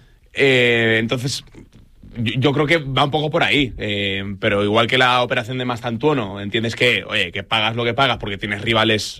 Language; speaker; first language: Spanish; native; Spanish